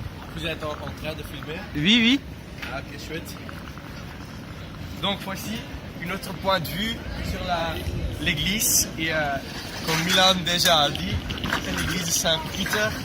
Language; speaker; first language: French; non-native, learner; Dutch